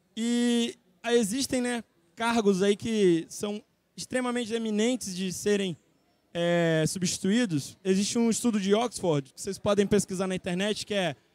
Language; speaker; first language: Portuguese; native; Portuguese